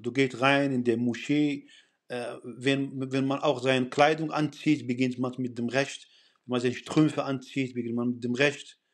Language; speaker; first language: German; non-native, fluent; Arabic